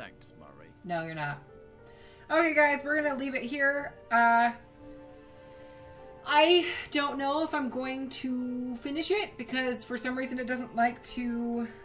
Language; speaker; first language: English; native; English